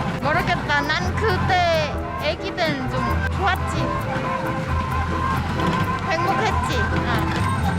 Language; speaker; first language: Korean; non-native, fluent; Khmer